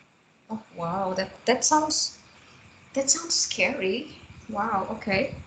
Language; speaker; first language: English; non-native, fluent; Indonesian